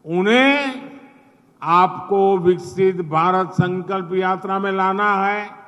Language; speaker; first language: Hindi; non-native, local second language; Gujarati